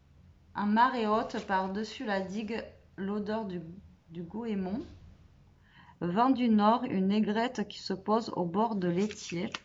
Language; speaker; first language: French; native; French